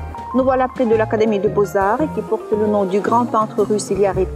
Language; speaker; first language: French; non-native, fluent; Russian